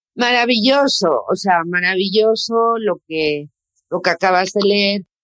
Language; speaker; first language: Spanish; native; Spanish